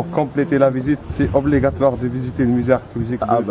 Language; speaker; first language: French; non-native, local second language; Arabic